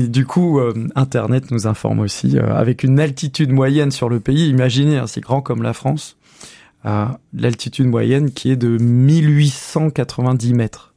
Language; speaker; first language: French; native; French